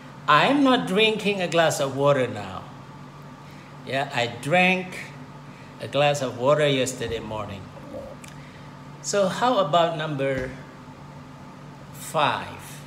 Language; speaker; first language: English; non-native, fluent; Indonesian